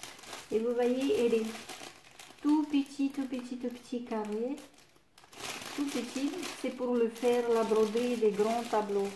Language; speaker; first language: French; non-native, fluent; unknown